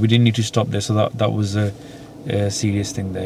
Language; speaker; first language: English; native; English